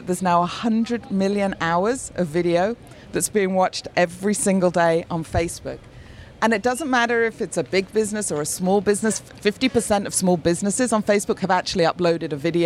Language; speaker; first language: English; native; English